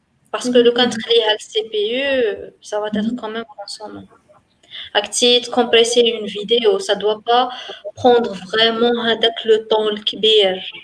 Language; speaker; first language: French; non-native, local second language; Arabic